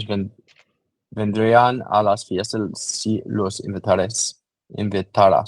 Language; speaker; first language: Spanish; non-native, learner; English